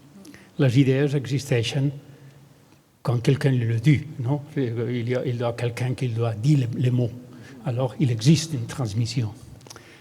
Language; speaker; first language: French; non-native, learner; Catalan